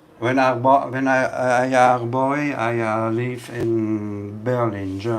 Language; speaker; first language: English; non-native, learner; Italian